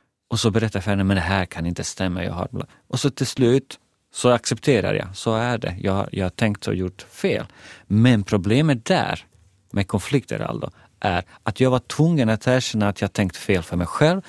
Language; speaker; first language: Swedish; non-native, fluent; Bosnian